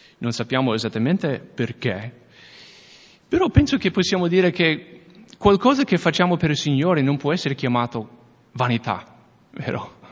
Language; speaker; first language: Italian; non-native, fluent; English